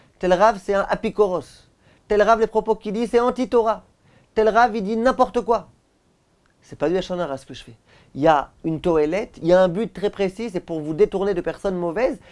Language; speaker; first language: French; native; French